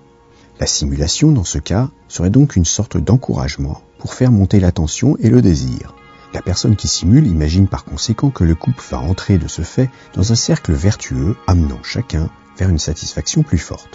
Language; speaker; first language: French; native; French